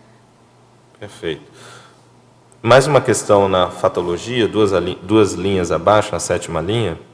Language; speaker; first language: Portuguese; native; Portuguese